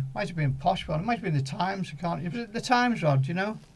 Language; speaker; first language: English; native; English